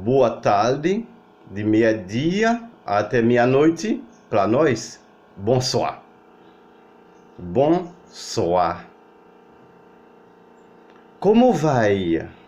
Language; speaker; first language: Portuguese; non-native, learner; Haitian Creole